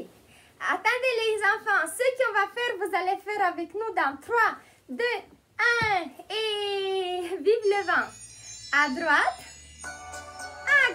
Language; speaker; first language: French; non-native, fluent; Romanian